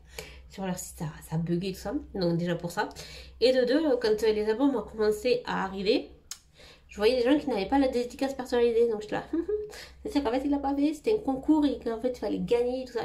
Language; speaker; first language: French; native; French